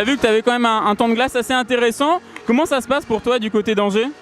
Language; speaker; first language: French; native; French